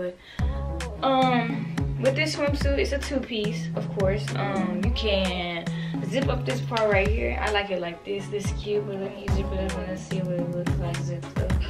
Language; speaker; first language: English; native; English